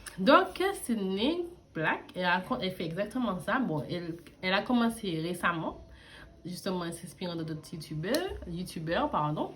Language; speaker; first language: French; early bilingual, other home language; English